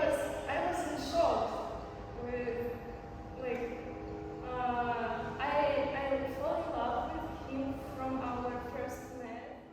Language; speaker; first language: English; non-native, learner; Russian